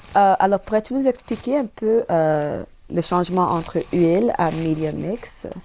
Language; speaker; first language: French; native; French